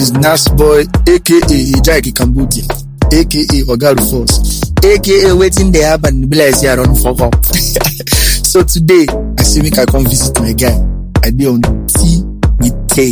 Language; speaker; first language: English; non-native, local second language; Yoruba